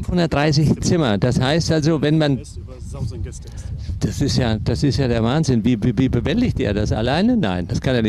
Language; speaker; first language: German; native; German